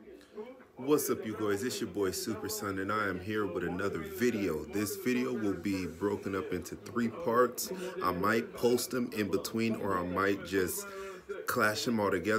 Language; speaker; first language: English; native; English